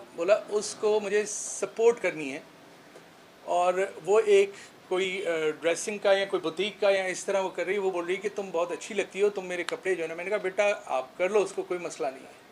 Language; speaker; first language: Urdu; non-native, local second language; Sindhi